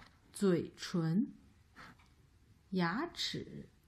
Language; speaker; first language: Chinese; native; Chinese